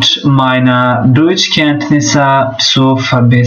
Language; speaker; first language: German; non-native, fluent; Pashto